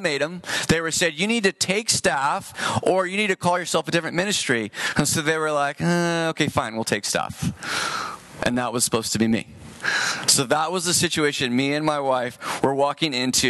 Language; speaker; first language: English; native; English